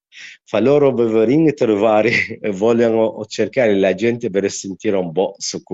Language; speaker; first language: Italian; non-native, learner; Arabic